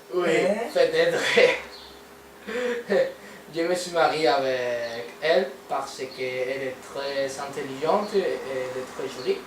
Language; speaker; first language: French; non-native, learner; Spanish